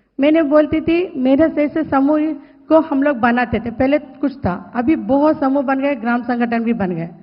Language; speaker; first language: Hindi; non-native, local second language; Telugu